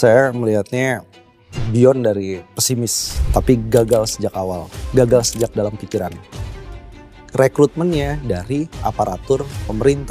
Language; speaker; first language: Indonesian; native; Indonesian